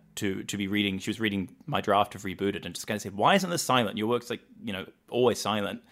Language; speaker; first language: English; native; English